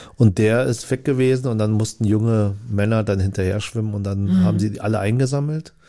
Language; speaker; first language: German; early bilingual, other home language; Vietnamese